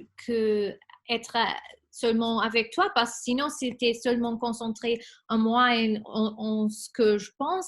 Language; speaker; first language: French; non-native, fluent; Spanish